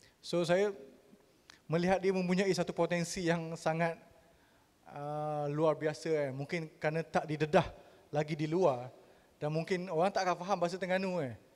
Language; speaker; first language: Malay; native; Malay